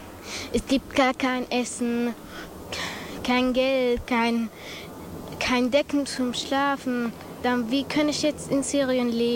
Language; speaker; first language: German; early bilingual, other home language; Arabic